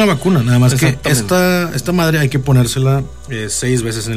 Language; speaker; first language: Spanish; native; Spanish